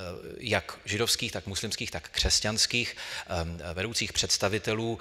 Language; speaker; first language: Czech; native; Czech